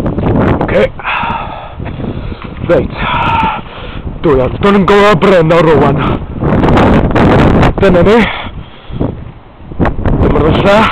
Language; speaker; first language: Welsh; non-native, learner; English